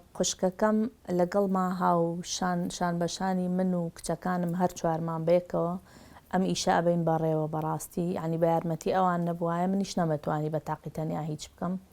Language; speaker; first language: Central Kurdish; non-native, local second language; Gurani